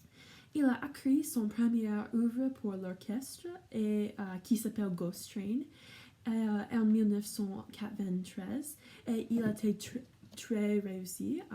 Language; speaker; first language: French; non-native, learner; English